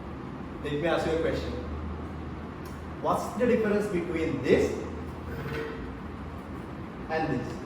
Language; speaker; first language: English; non-native, local second language; Sinhala